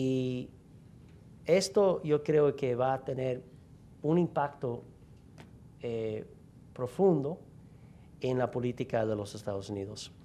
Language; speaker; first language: Spanish; non-native, fluent; English